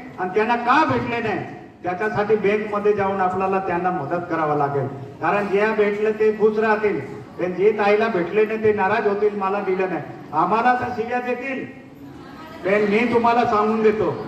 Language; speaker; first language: Marathi; non-native, local second language; Bhili